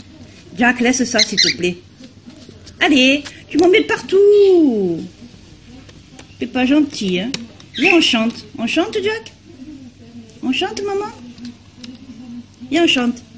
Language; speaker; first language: French; native; French